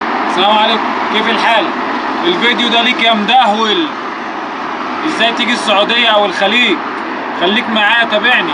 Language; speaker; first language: Arabic; native; Arabic